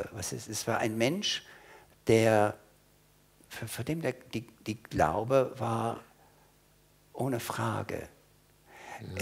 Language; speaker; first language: German; non-native, fluent; English